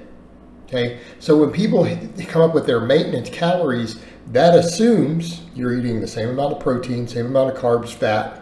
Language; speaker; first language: English; native; English